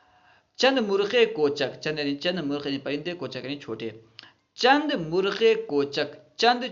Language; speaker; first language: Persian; non-native, fluent; Urdu